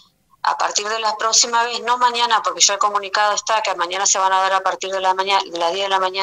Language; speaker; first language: Spanish; native; Spanish